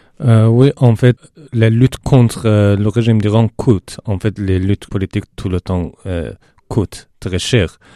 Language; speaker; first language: French; non-native, fluent; Persian